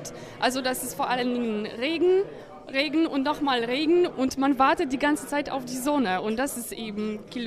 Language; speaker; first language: German; non-native, fluent; Polish